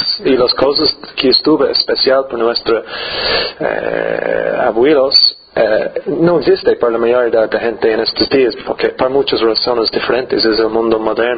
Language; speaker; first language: Spanish; non-native, learner; English